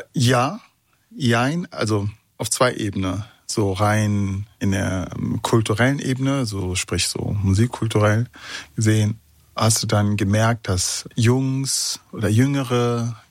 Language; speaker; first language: German; early bilingual, other home language; Kurdish